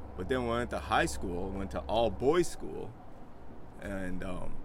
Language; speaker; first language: English; native; English